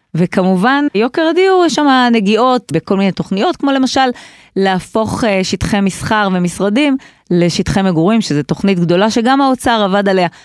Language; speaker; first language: Hebrew; native; Hebrew